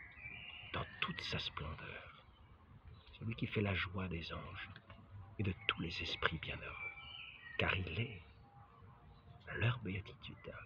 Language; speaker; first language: French; native; French